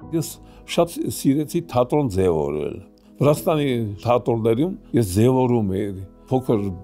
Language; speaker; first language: Armenian; early bilingual, heritage; Armenian